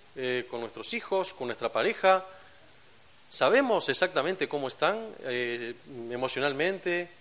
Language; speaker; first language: Spanish; native; Spanish